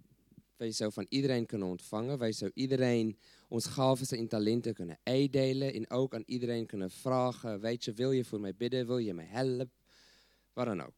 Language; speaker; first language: Dutch; non-native, fluent; English